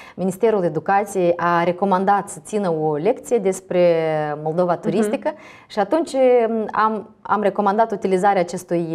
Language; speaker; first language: Romanian; native; Romanian